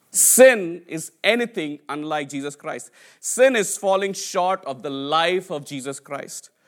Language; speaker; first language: English; non-native, local second language; Telugu